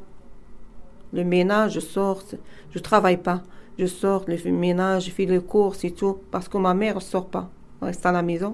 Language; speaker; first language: French; non-native, learner; Arabic